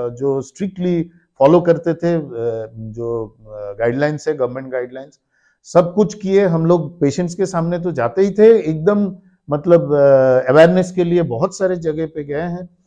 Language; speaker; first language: Hindi; non-native, local second language; Bangla